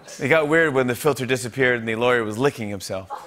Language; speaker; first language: English; native; English